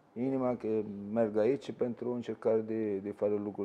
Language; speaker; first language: Romanian; non-native, learner; Italian